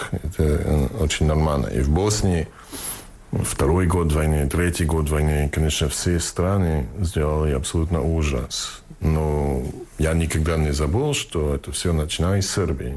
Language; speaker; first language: Russian; non-native, fluent; English